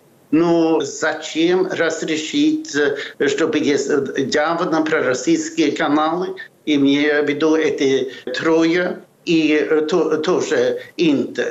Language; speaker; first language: Russian; non-native, fluent; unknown